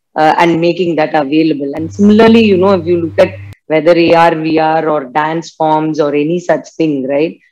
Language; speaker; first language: English; non-native, local second language; Tamil